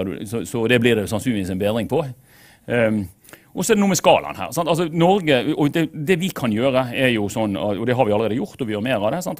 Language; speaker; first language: Norwegian; native; Norwegian